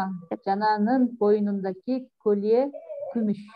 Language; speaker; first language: Turkish; non-native, learner; Kyrgyz